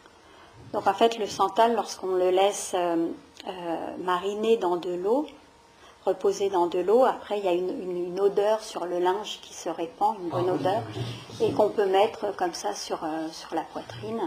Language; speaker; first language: French; native; French